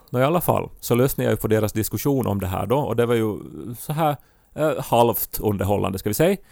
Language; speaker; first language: Swedish; native; Swedish